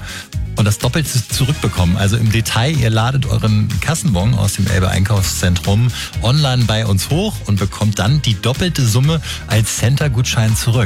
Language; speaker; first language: German; native; German